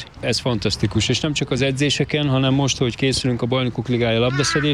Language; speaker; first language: Hungarian; native; Hungarian